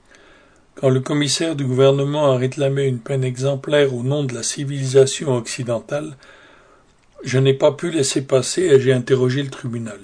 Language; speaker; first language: French; native; French